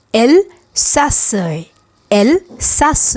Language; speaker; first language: French; non-native, fluent; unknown